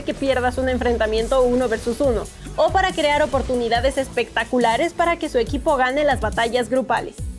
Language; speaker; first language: Spanish; native; Spanish